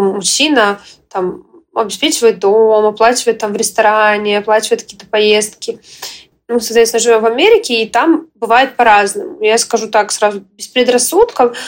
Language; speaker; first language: Russian; non-native, fluent; Ukrainian